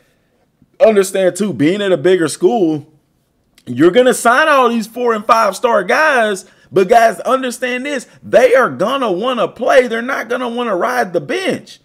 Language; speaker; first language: English; native; English